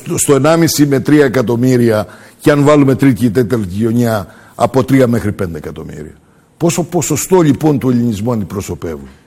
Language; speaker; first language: Greek; early bilingual, heritage; Greek